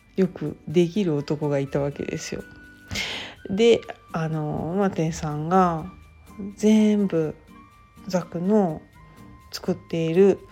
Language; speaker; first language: Japanese; native; Japanese